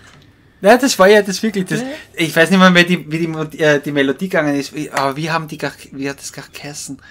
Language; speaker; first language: German; native; German